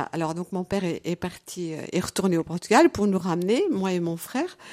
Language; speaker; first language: French; early bilingual, other home language; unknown